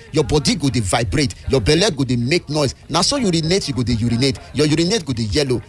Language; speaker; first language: Nigerian Pidgin; native; Nigerian Pidgin